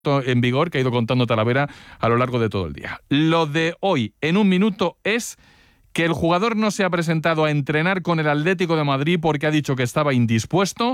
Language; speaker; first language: Spanish; native; Spanish